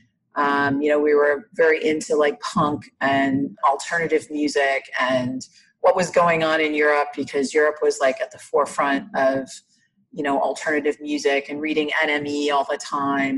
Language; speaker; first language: English; native; English